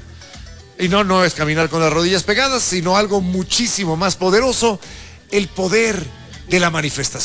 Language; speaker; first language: Spanish; native; Spanish